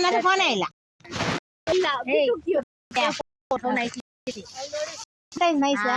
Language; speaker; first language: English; non-native, learner; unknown